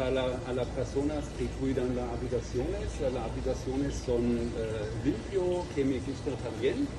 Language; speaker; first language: Spanish; non-native, learner; German